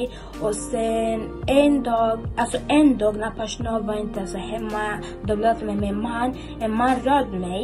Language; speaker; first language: Swedish; early bilingual, other home language; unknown